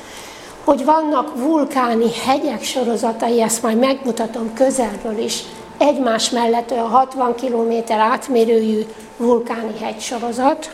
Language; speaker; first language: Hungarian; native; Hungarian